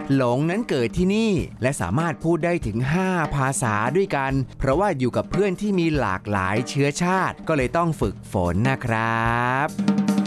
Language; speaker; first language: Thai; native; Thai